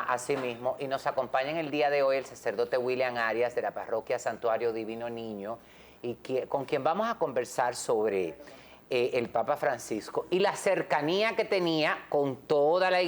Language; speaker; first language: Spanish; native; Spanish